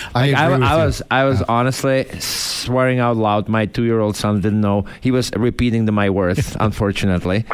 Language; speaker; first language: English; non-native, fluent; Czech